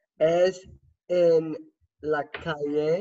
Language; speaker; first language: Spanish; non-native, learner; English